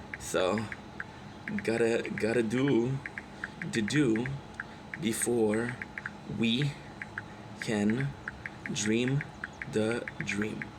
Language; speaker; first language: English; non-native, local second language; French